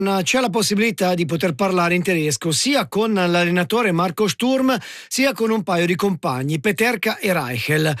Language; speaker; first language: Italian; native; Italian